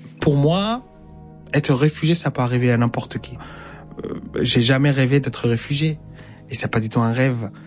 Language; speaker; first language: French; non-native, fluent; Arabic